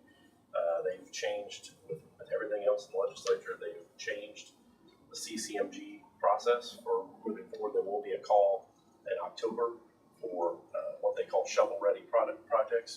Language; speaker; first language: English; native; English